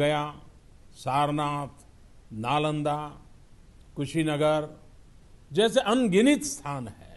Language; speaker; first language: Hindi; non-native, local second language; Gujarati